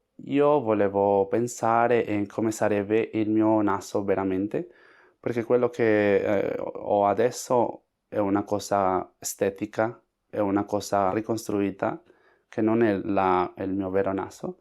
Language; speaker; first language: Italian; non-native, fluent; Spanish